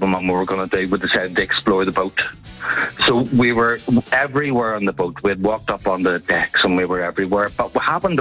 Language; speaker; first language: English; native; English